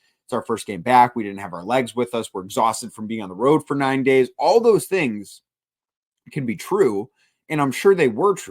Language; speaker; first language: English; native; English